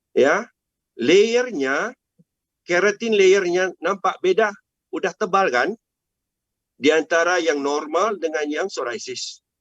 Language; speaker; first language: Malay; non-native, local second language; Chinese